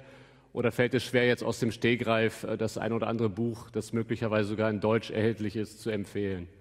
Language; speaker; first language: German; native; German